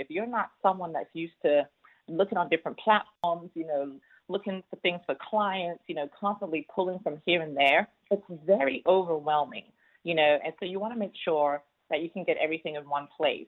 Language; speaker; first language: English; native; English